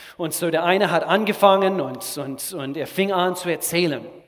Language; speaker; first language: German; non-native, fluent; English